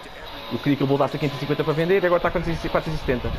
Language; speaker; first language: Portuguese; native; Portuguese